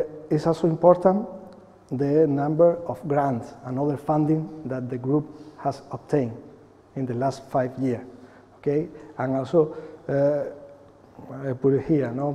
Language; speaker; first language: English; non-native, fluent; Spanish